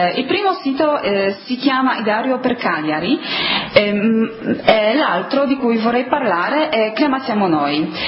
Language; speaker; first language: Italian; non-native, fluent; Polish